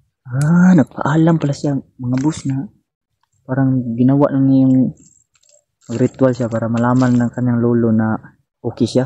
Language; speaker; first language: Filipino; non-native, local second language; Cebuano